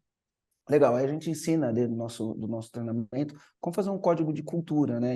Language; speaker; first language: Portuguese; native; Portuguese